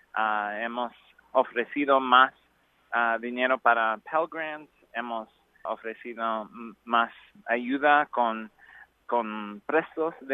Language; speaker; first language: Spanish; non-native, learner; English